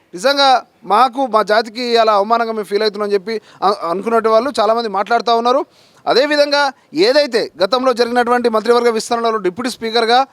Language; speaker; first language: Telugu; non-native, local second language; Lambadi